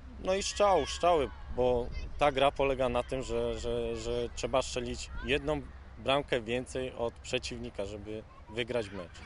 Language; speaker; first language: Polish; native; Polish